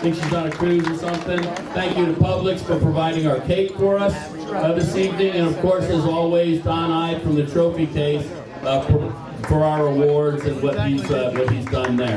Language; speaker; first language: English; native; English